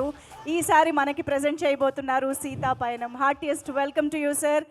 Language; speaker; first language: Telugu; native; Telugu